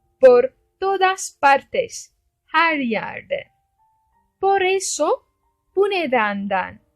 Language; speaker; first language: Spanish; non-native, fluent; Turkish